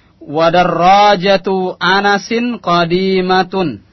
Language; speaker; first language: Arabic; non-native, fluent; Indonesian